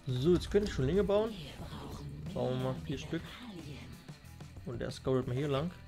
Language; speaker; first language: German; native; German